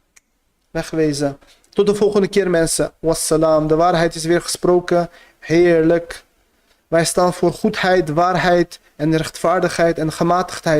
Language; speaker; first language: Dutch; early bilingual, other home language; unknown